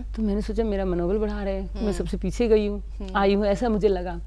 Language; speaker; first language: Hindi; native; Hindi